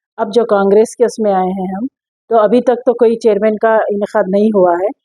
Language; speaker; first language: Hindi; non-native, local second language; Urdu